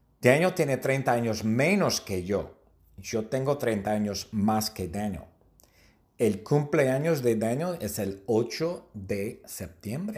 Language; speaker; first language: Spanish; non-native, fluent; English